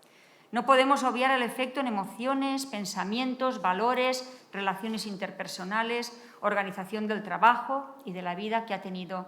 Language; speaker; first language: Spanish; native; Spanish